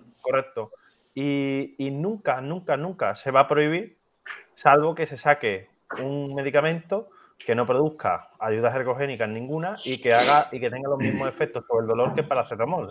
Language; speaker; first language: Spanish; native; Spanish